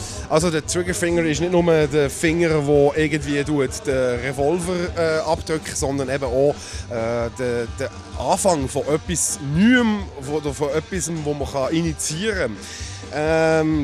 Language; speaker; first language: German; native; German